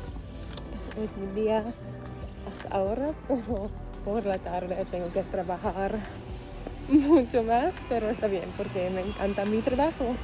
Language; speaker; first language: Spanish; non-native, learner; English